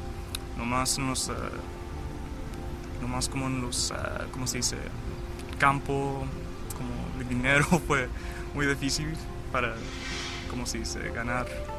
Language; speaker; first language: Spanish; early bilingual, heritage; English